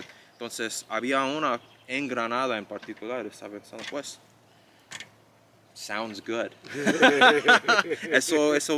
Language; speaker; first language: Spanish; non-native, fluent; English